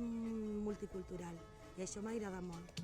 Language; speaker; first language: Catalan; non-native, fluent; Spanish